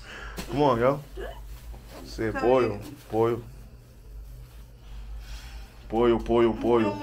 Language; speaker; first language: Spanish; non-native, learner; English